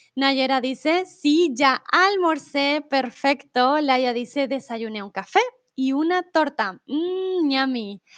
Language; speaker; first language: Spanish; native; Spanish